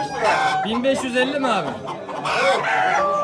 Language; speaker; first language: Turkish; native; Turkish